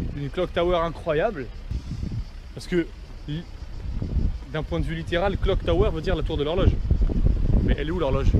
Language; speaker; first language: French; native; French